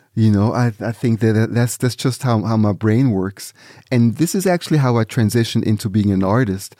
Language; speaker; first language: English; early bilingual, other home language; Swiss German